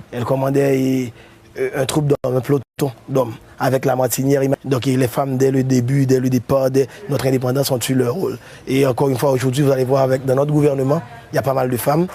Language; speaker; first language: French; non-native, local second language; Haitian Creole